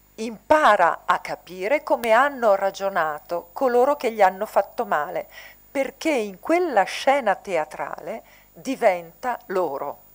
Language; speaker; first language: Italian; native; Italian